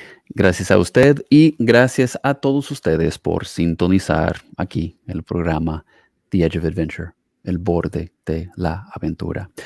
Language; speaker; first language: Spanish; non-native, fluent; English